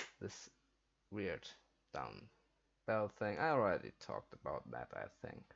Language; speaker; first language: English; non-native, fluent; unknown